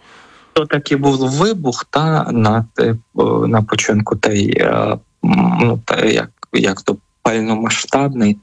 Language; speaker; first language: Polish; non-native, fluent; Ukrainian